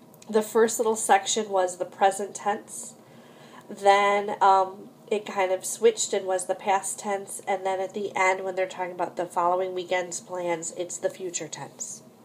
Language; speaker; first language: English; native; English